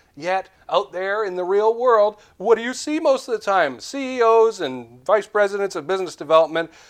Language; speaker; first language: English; native; English